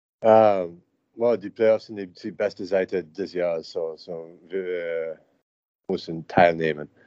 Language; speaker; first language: German; non-native, learner; English